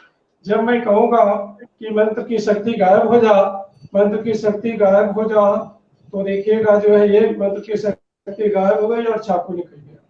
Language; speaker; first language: Hindi; native; Hindi